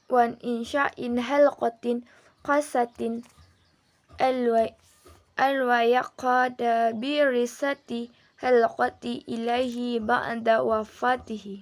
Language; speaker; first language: Arabic; non-native, learner; Indonesian